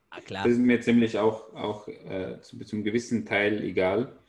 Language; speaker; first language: German; non-native, fluent; Arabic